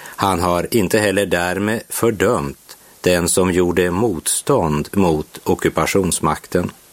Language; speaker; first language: Swedish; native; Swedish